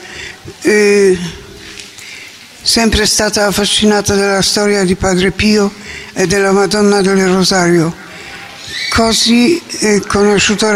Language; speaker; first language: Italian; non-native, learner; Polish